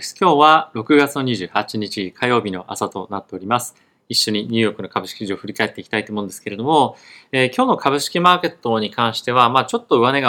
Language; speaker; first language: Japanese; native; Japanese